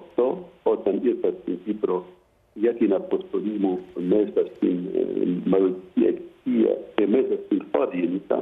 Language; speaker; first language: Greek; non-native, fluent; Arabic